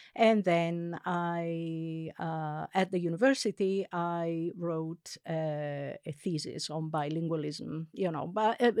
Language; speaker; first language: English; non-native, fluent; Italian